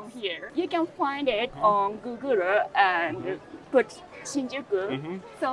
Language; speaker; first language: English; non-native, learner; Japanese